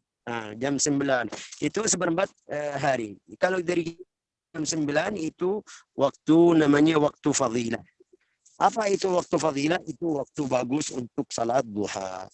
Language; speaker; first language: Indonesian; non-native, learner; Arabic